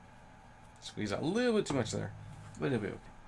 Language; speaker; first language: English; native; English